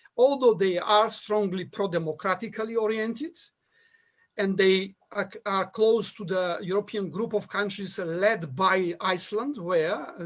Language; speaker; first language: English; non-native, fluent; Macedonian